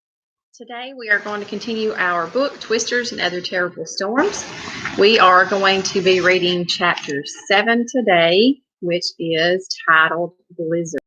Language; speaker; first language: English; native; English